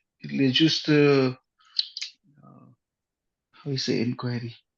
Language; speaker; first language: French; non-native, learner; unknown